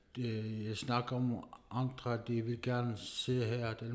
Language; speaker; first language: Danish; non-native, local second language; Kalaallisut